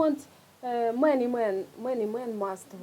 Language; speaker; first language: English; non-native, learner; Russian